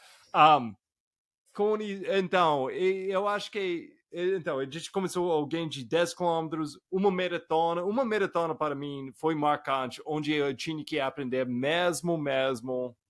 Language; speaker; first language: Portuguese; non-native, fluent; English